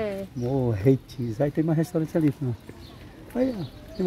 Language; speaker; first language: Portuguese; native; Portuguese